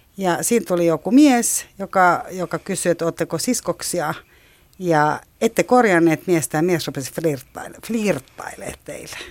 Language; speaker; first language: Finnish; native; Finnish